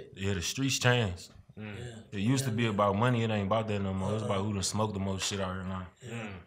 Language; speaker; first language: English; native; English